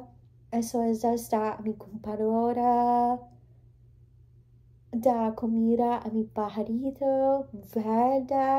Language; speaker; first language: Spanish; early bilingual, heritage; English